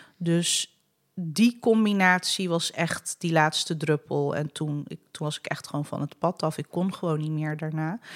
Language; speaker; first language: Dutch; early bilingual, other home language; Arabic